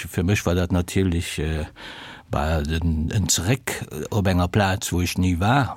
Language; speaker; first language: Luxembourgish; early bilingual, other home language; Italian